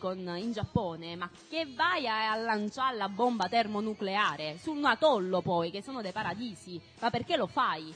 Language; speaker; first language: Italian; native; Italian